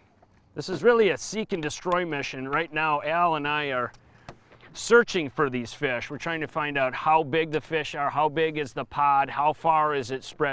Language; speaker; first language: English; native; English